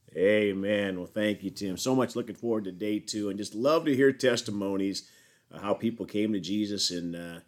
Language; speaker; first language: English; native; English